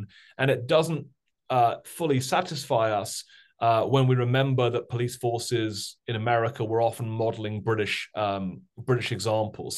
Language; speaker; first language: English; native; English